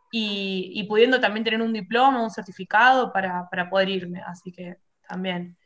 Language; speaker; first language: Spanish; native; Spanish